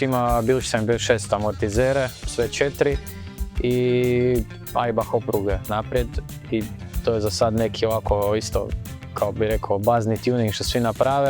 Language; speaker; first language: Croatian; native; Croatian